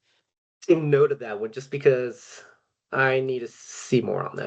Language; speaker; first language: English; native; English